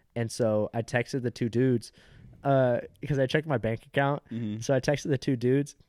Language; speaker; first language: English; native; English